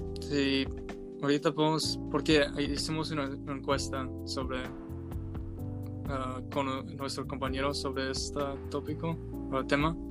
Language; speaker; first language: Spanish; early bilingual, heritage; Spanish